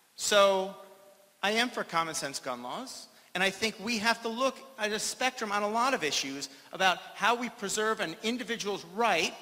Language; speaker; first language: English; native; English